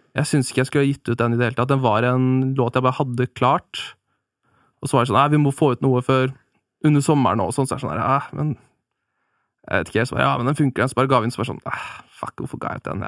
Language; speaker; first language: Norwegian; native; Norwegian